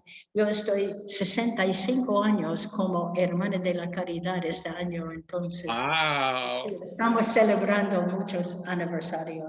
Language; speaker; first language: Spanish; non-native, fluent; English